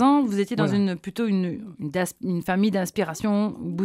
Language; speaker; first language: French; native; French